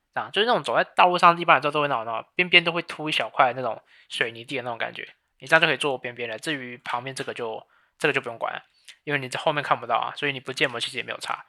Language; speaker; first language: Chinese; native; Chinese